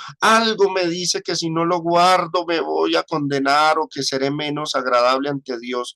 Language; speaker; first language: Spanish; native; Spanish